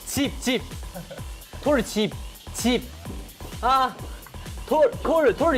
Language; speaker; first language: Korean; non-native, fluent; Chinese